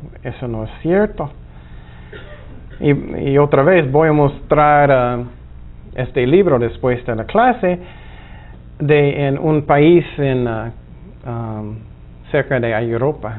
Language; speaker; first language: Spanish; non-native, fluent; English